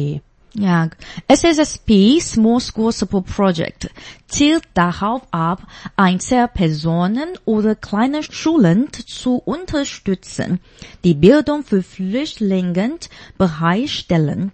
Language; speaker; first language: German; non-native, fluent; Chinese